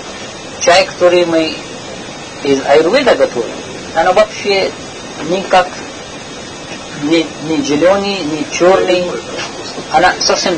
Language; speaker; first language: Russian; non-native, learner; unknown